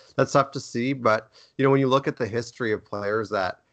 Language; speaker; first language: English; native; English